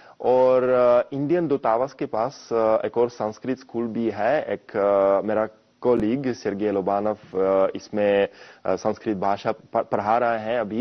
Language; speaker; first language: Hindi; non-native, fluent; Russian